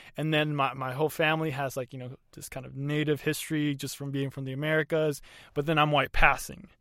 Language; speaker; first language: English; early bilingual, other home language; Spanish